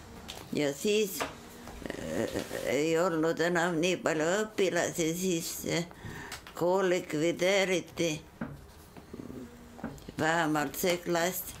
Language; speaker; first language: Estonian; non-native, local second language; Yiddish